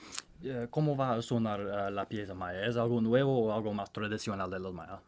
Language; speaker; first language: Spanish; non-native, learner; English